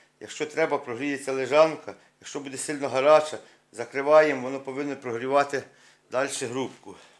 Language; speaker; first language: Ukrainian; native; Ukrainian